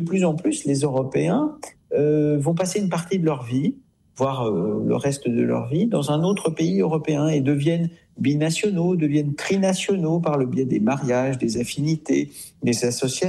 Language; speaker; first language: French; native; French